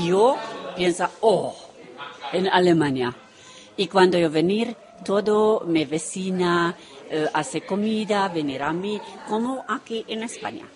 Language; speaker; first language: Spanish; non-native, learner; Romanian